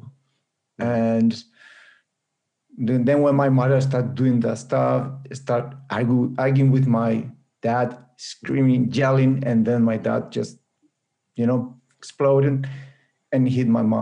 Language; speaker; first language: English; non-native, fluent; Spanish